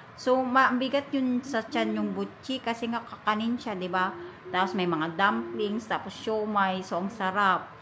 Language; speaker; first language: Filipino; native; Filipino